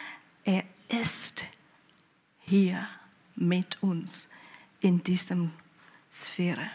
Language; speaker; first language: German; early bilingual, heritage; German